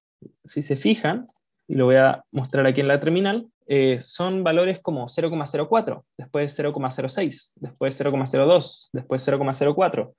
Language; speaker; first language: Spanish; native; Spanish